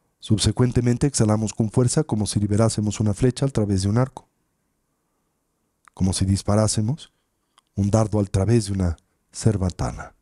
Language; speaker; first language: Spanish; native; Spanish